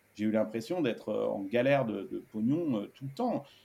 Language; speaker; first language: French; early bilingual, other home language; Spanish